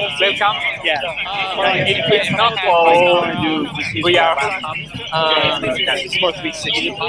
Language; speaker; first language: English; non-native, learner; Japanese